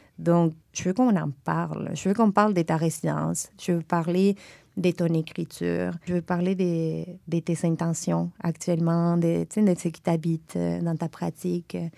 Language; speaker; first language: French; non-native, fluent; Spanish